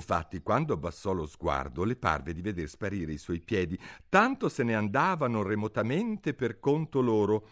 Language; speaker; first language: Italian; native; Italian